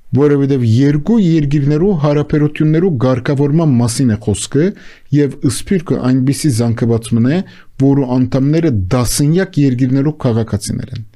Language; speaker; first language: Armenian; native; Armenian